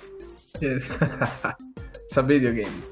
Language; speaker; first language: English; non-native, learner; Spanish